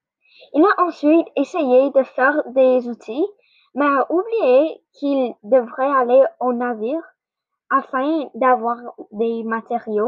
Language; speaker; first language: French; non-native, learner; English